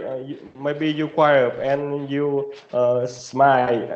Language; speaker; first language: English; non-native, learner; Vietnamese